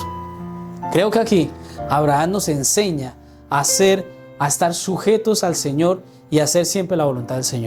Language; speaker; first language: Spanish; native; Spanish